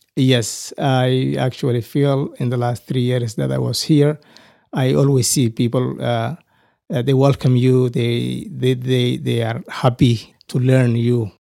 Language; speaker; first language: English; non-native, fluent; Somali